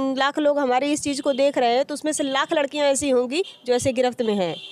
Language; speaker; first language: Hindi; native; Hindi